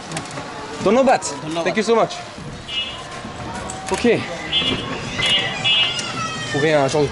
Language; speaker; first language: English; non-native, learner; French